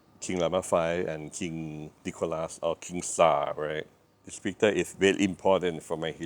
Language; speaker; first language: English; non-native, learner; Thai